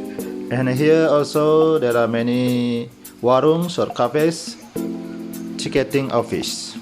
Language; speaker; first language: English; non-native, local second language; Indonesian